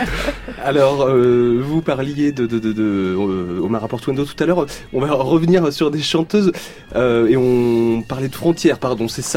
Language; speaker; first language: French; native; French